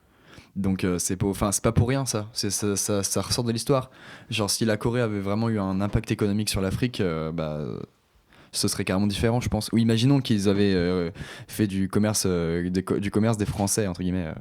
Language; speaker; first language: French; native; French